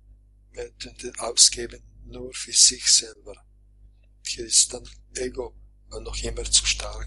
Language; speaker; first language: German; non-native, fluent; Croatian